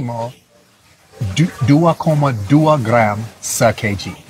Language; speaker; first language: Indonesian; non-native, fluent; English